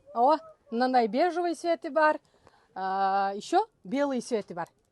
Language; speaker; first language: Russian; non-native, local second language; Kyrgyz